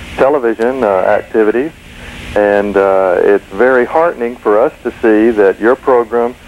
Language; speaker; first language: English; native; English